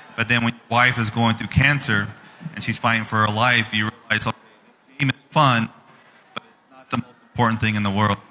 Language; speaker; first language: English; native; English